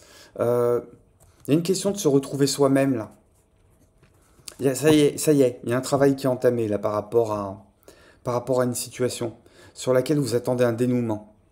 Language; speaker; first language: French; native; French